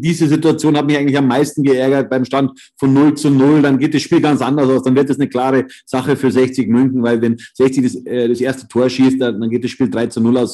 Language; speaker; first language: German; native; German